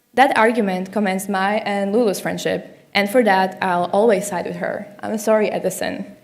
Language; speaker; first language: English; non-native, fluent; Slovak